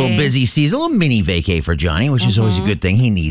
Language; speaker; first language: English; native; English